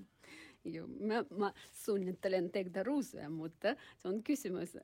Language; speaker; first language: Finnish; non-native, learner; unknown